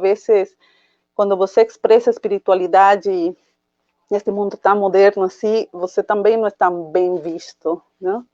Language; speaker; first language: Portuguese; non-native, fluent; Spanish